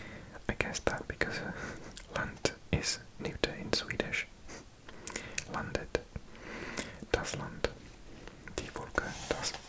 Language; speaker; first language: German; non-native, learner; English